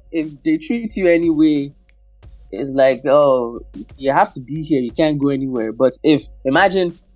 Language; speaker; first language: English; non-native, local second language; Yoruba